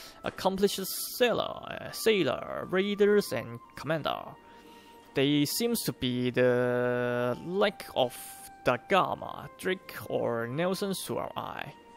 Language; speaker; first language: English; non-native, local second language; Cantonese